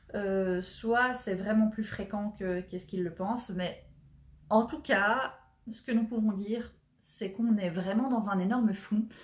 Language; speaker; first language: French; native; French